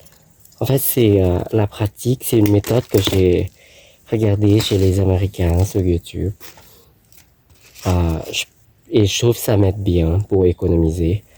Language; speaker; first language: French; non-native, learner; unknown